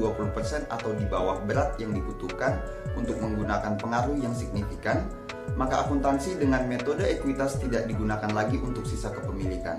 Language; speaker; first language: Indonesian; native; Indonesian